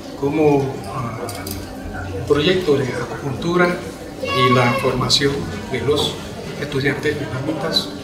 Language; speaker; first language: Spanish; non-native, fluent; Vietnamese